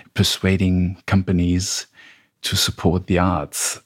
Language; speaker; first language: English; non-native, fluent; German